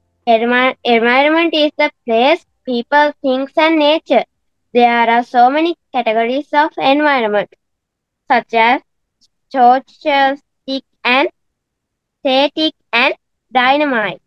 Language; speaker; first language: English; non-native, learner; Sinhala